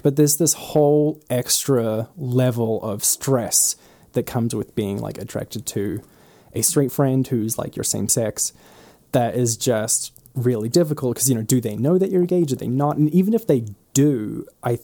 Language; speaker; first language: English; native; English